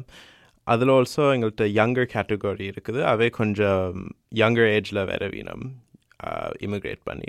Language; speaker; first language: Tamil; early bilingual, heritage; Tamil